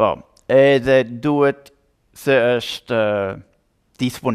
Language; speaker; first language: Albanian; non-native, learner; German